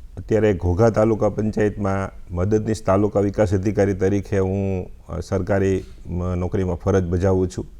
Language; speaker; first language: Gujarati; native; Gujarati